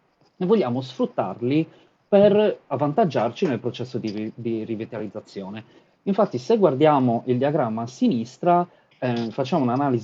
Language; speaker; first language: Italian; native; Italian